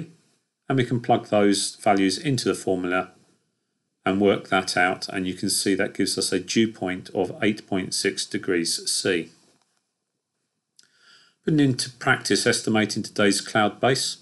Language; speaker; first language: English; native; English